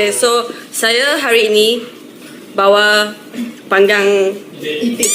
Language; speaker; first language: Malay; non-native, local second language; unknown